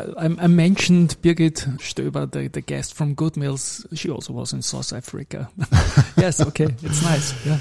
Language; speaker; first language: English; non-native, fluent; German